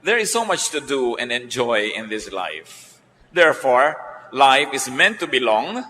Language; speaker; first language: English; non-native, local second language; Filipino